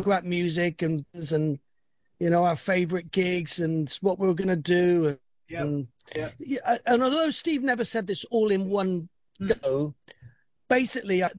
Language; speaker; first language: English; native; English